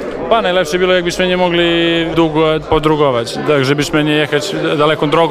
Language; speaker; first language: Polish; non-native, fluent; Serbian